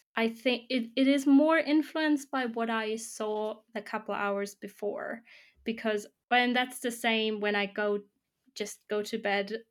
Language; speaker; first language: English; non-native, fluent; German